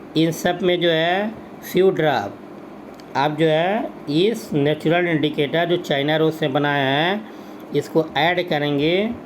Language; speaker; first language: Hindi; native; Hindi